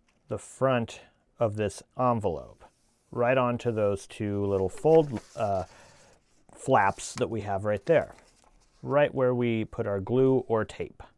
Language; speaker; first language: English; native; English